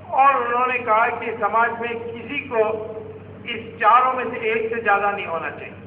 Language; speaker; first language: Hindi; non-native, local second language; Tamil